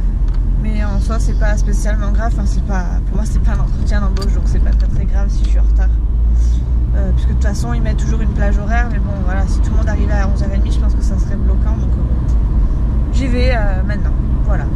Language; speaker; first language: French; native; French